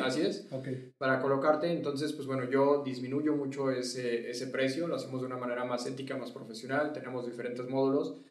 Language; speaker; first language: Spanish; native; Spanish